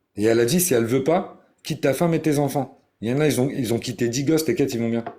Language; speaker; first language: French; early bilingual, other home language; Arabic